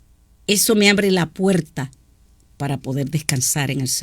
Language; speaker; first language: Spanish; native; Spanish